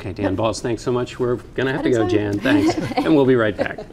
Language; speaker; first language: English; native; English